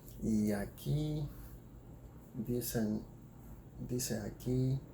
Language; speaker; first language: Spanish; non-native, fluent; Haitian Creole